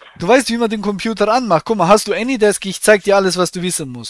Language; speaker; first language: German; native; German